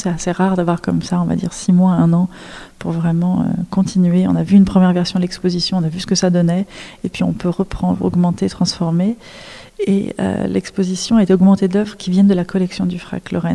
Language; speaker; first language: French; native; French